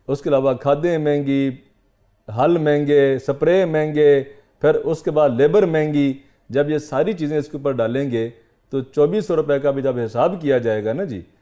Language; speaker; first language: Urdu; non-native, local second language; Punjabi